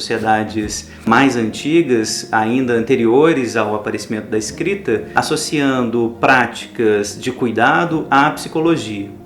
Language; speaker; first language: Portuguese; native; Portuguese